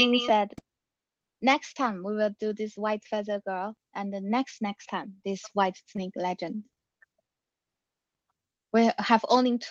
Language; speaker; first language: English; non-native, learner; Chinese